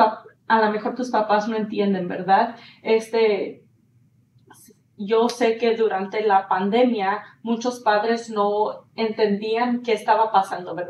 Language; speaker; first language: Spanish; early bilingual, heritage; Spanish